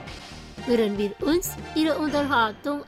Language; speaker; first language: German; non-native, fluent; Indonesian